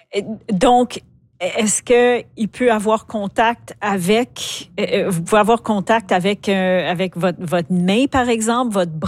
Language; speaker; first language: French; native; French